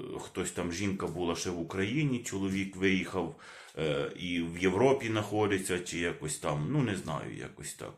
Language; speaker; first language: Ukrainian; non-native, local second language; Russian